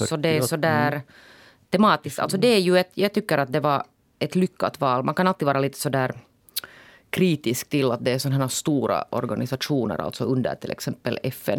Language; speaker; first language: Swedish; native; Swedish